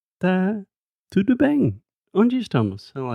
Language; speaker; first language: Portuguese; non-native, fluent; English